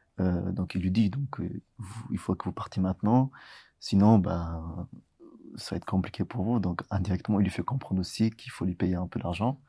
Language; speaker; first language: French; early bilingual, other home language; Tigrinya